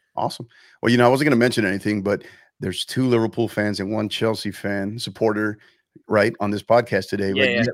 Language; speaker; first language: English; native; English